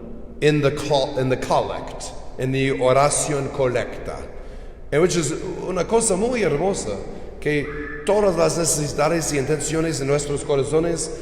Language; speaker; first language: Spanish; non-native, learner; English